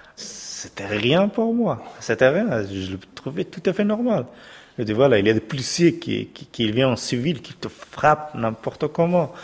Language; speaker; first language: French; non-native, fluent; Persian